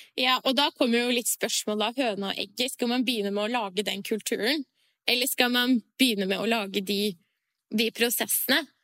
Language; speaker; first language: Norwegian; early bilingual, other home language; Persian